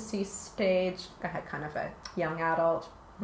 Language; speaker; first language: English; native; English